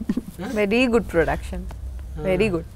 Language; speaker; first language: Telugu; non-native, learner; Bangla